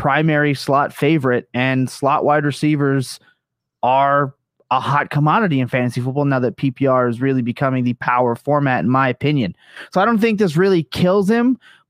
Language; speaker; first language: English; native; English